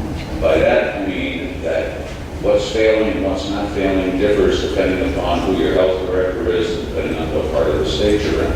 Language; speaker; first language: English; native; English